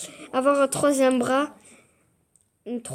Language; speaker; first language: French; native; French